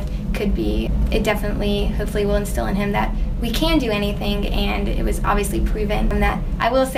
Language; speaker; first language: English; native; English